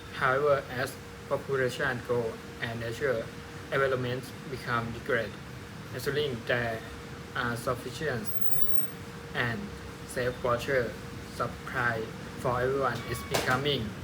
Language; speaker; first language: English; non-native, learner; Thai